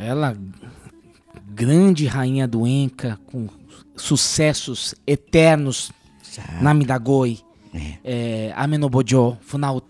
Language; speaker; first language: Portuguese; native; Portuguese